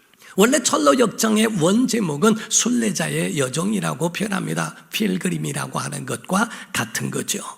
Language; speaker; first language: Korean; native; Korean